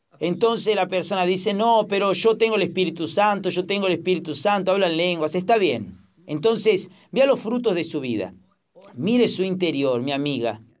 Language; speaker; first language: Spanish; non-native, fluent; Portuguese